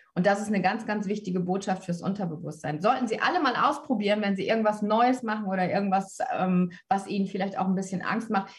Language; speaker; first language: German; native; German